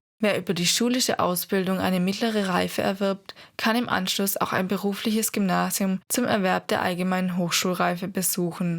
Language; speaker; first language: German; native; German